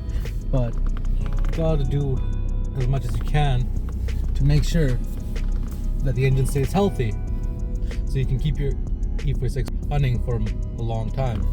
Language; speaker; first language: English; native; English